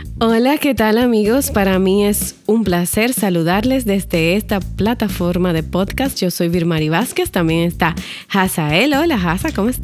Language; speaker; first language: Spanish; native; Spanish